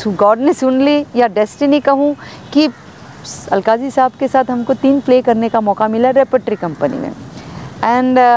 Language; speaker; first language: Hindi; non-native, local second language; Bangla